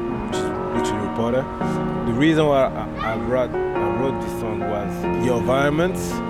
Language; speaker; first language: English; non-native, fluent; French